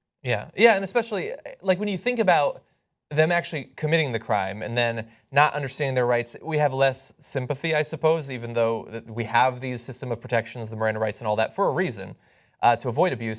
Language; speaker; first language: English; native; English